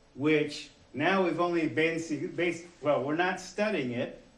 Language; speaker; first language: English; native; English